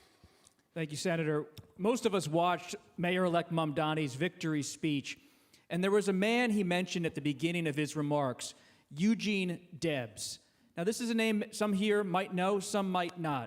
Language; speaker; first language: English; native; English